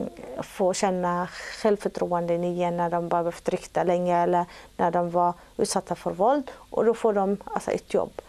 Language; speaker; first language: Swedish; non-native, fluent; Arabic